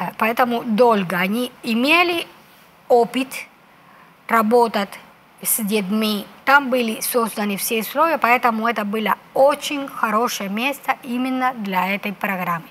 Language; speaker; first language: Russian; non-native, fluent; Spanish